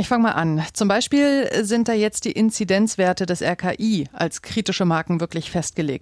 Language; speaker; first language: German; native; German